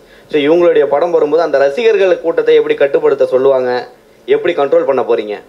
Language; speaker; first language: Tamil; native; Tamil